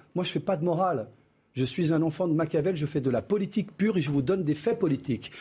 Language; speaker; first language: French; early bilingual, other home language; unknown